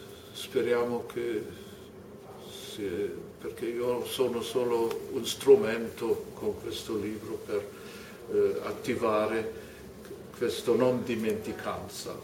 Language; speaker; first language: Italian; non-native, fluent; German